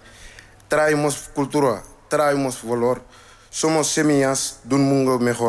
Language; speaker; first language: Spanish; non-native, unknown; Wolof